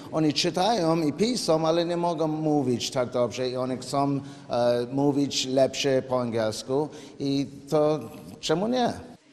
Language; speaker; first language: Polish; early bilingual, heritage; English